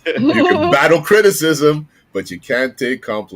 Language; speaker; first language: English; native; English